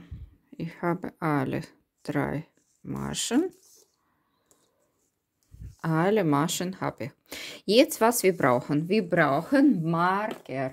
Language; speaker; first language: German; non-native, learner; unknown